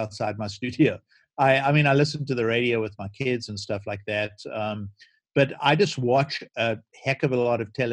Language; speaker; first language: English; native; English